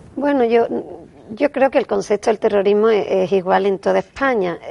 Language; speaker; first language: Spanish; native; Spanish